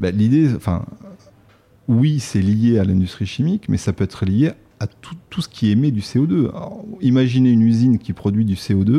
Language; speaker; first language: French; native; French